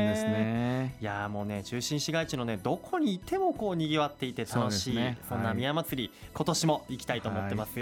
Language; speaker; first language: Japanese; native; Japanese